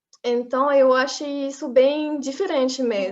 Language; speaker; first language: Portuguese; non-native, fluent; French